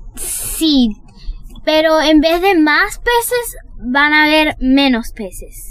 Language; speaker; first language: Spanish; early bilingual, heritage; Spanish